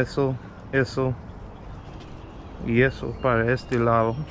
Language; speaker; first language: Spanish; non-native, learner; English